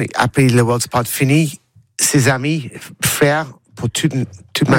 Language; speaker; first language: French; non-native, learner; English